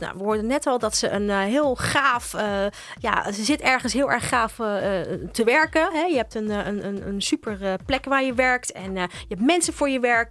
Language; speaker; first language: Dutch; native; Dutch